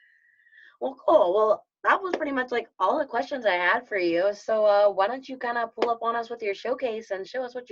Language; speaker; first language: English; native; English